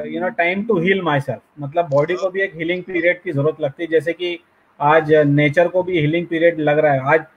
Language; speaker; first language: Hindi; native; Hindi